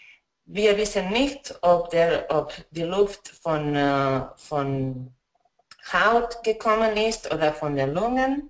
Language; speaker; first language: German; non-native, fluent; Spanish